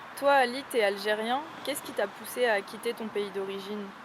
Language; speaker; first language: French; native; French